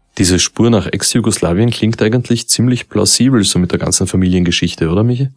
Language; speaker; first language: German; native; German